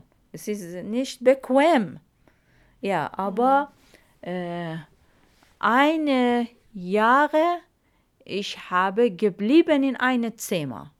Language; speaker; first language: German; non-native, learner; Arabic